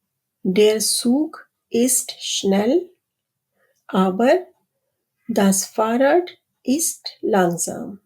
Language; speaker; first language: German; non-native, fluent; Urdu